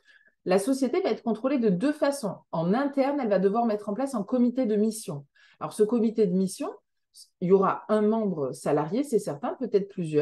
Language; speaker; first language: French; native; French